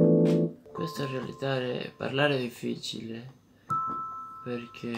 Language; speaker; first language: Italian; non-native, learner; Spanish